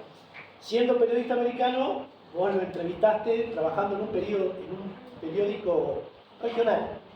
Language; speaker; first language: Spanish; native; Spanish